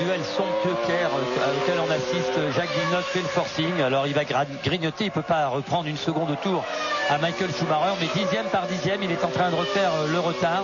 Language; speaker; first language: French; native; French